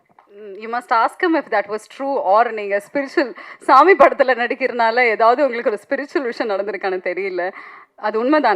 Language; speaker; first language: Tamil; native; Tamil